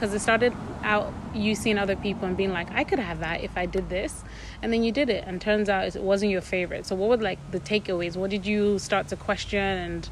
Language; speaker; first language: English; non-native, local second language; Yoruba